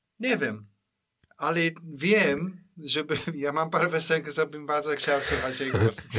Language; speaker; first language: Polish; non-native, fluent; English